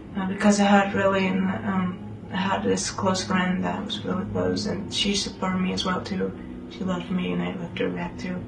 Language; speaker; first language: English; early bilingual, other home language; Spanish